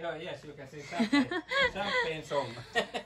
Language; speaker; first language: English; non-native, learner; Finnish